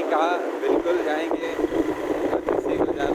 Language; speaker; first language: Hindi; non-native, local second language; Sindhi